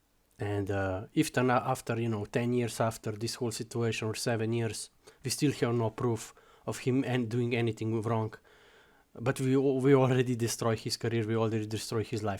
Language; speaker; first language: English; non-native, fluent; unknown